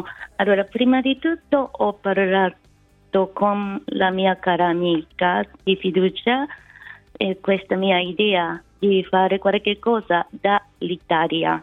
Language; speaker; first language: Italian; non-native, fluent; Japanese